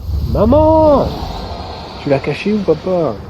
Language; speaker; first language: French; native; French